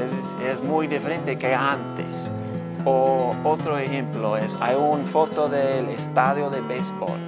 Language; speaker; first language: Spanish; non-native, learner; English